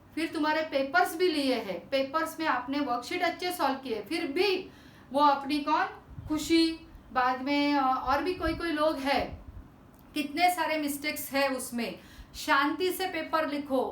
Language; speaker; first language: Hindi; non-native, local second language; Marathi